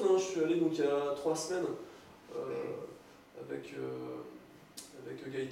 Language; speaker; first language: French; native; French